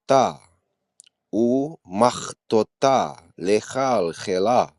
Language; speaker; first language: Hebrew; non-native, learner; English